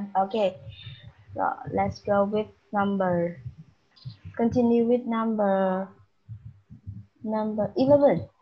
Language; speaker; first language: English; non-native, fluent; Vietnamese